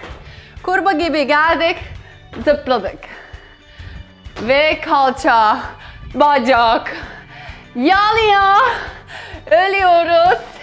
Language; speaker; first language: Turkish; non-native, fluent; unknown